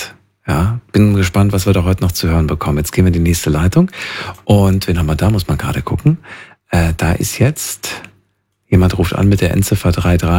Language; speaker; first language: German; native; German